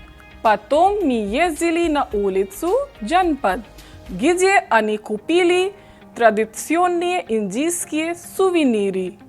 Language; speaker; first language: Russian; non-native, fluent; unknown